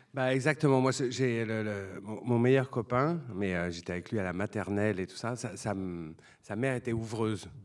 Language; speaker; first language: French; native; French